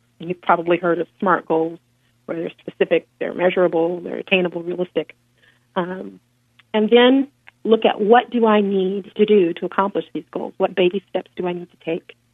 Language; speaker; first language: English; native; English